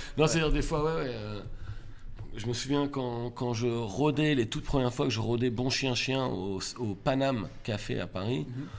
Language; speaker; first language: French; native; French